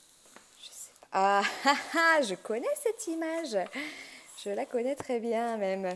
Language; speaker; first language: French; native; French